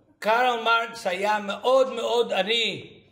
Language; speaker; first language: Hebrew; early bilingual, other home language; Ladino